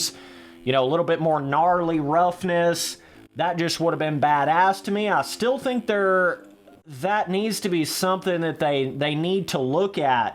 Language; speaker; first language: English; native; English